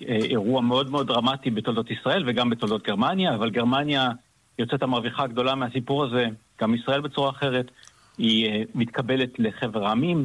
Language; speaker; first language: Hebrew; native; Hebrew